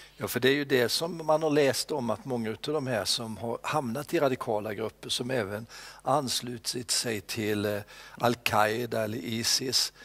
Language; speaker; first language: Swedish; native; Swedish